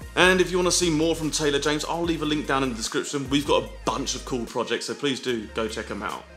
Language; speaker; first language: English; native; English